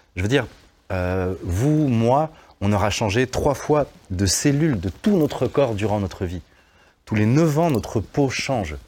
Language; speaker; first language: French; native; French